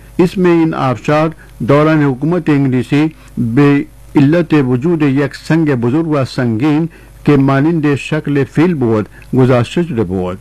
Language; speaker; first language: Persian; non-native, fluent; Urdu